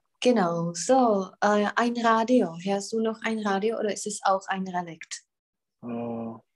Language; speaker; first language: German; non-native, fluent; Czech